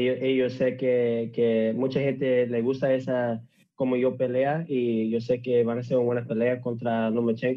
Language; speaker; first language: Spanish; early bilingual, heritage; English